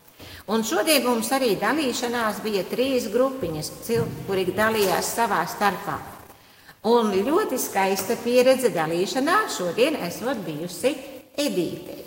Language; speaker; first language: Latvian; native; Latvian